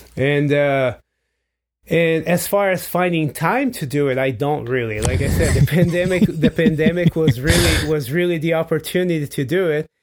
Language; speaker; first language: English; non-native, fluent; Portuguese